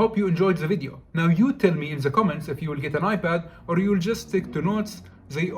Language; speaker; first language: English; non-native, fluent; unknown